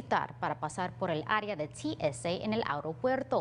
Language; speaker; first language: Spanish; native; Spanish